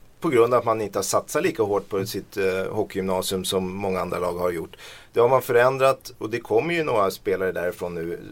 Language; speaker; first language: Swedish; native; Swedish